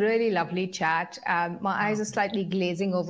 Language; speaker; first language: English; native; English